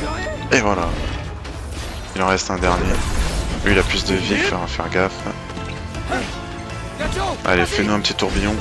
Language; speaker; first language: French; native; French